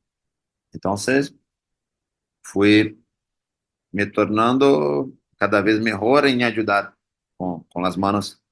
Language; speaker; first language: Spanish; non-native, learner; Portuguese